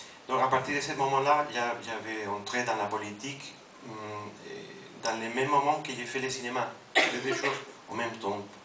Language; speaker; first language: French; non-native, fluent; Spanish